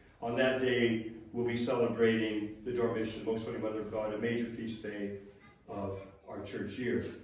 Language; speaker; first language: English; native; English